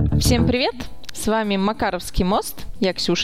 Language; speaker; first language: Russian; native; Russian